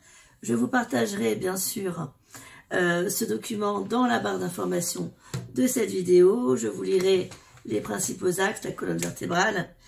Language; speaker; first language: French; native; French